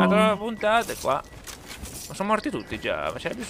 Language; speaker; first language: Italian; native; Italian